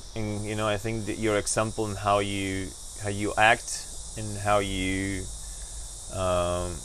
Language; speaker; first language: English; non-native, fluent; Spanish